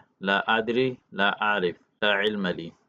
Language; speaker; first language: Arabic; non-native, fluent; Urdu